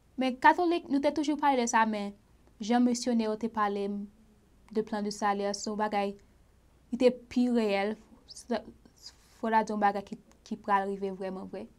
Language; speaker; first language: Haitian Creole; native; Haitian Creole